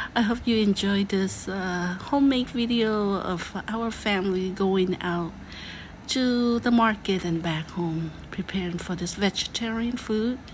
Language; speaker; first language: English; non-native, fluent; Vietnamese